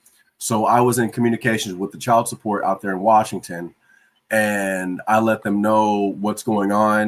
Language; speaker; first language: English; native; English